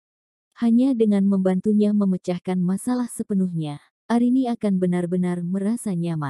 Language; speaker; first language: Indonesian; native; Indonesian